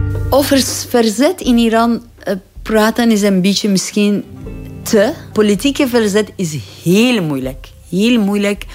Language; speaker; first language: Dutch; non-native, learner; Persian